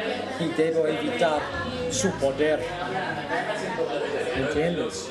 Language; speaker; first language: Spanish; non-native, fluent; English